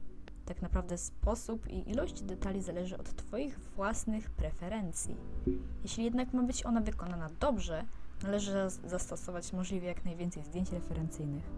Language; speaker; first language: Polish; native; Polish